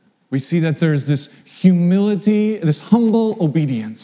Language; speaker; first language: English; native; English